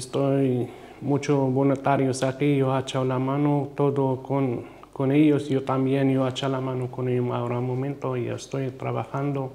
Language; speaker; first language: Spanish; non-native, learner; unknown